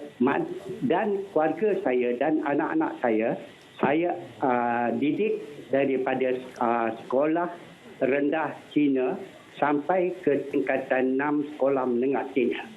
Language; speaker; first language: Malay; native; Malay